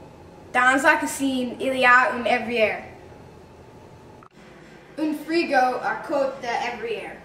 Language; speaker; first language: French; non-native, learner; English